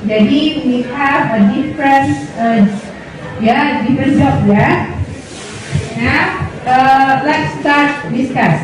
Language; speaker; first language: English; non-native, learner; Indonesian